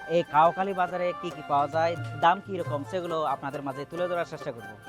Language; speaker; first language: Bangla; non-native, local second language; Chakma